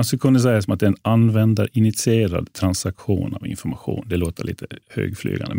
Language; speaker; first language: Swedish; native; Swedish